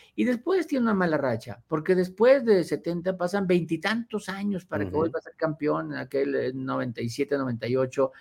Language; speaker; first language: Spanish; native; Spanish